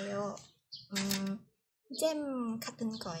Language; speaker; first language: Korean; non-native, learner; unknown